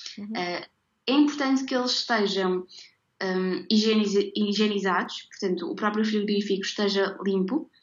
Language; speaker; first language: Portuguese; native; Portuguese